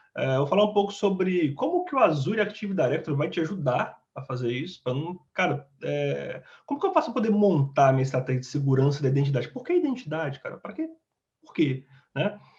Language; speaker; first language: Portuguese; native; Portuguese